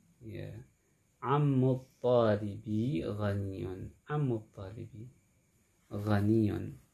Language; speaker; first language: Arabic; non-native, fluent; Indonesian